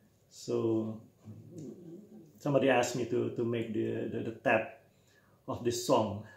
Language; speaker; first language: English; non-native, fluent; Indonesian